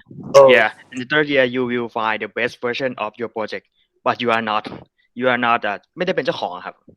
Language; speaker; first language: English; non-native, learner; Thai